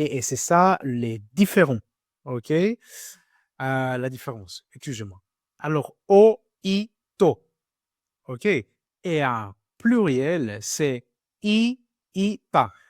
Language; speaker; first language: French; non-native, learner; Greek